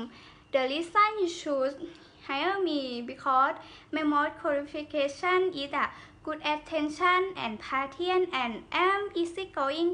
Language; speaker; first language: English; non-native, learner; Thai